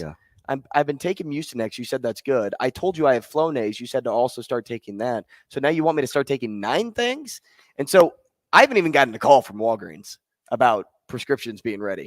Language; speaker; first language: English; native; English